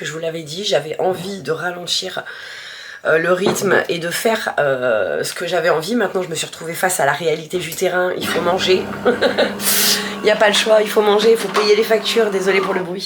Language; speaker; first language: French; native; French